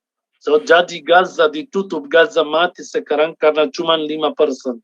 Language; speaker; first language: Indonesian; non-native, fluent; Arabic